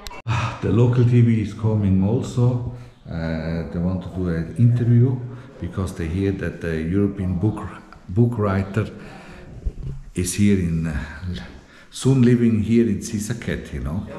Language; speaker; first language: English; non-native, fluent; Italian